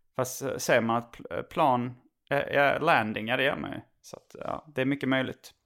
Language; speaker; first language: Swedish; native; Swedish